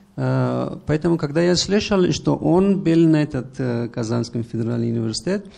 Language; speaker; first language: Russian; non-native, learner; Persian